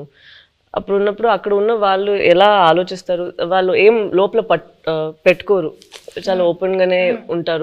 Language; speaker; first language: Telugu; non-native, local second language; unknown